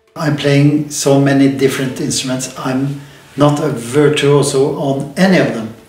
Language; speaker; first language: English; non-native, fluent; Norwegian